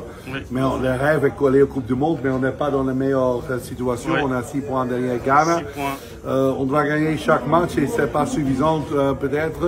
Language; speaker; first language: French; non-native, fluent; Dutch